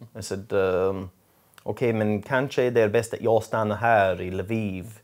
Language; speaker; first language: Swedish; non-native, learner; English